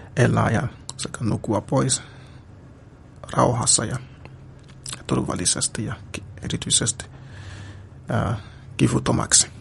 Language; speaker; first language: Finnish; non-native, fluent; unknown